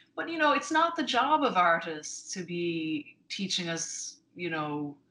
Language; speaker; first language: English; native; English